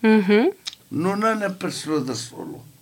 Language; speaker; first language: Italian; non-native, learner; Arabic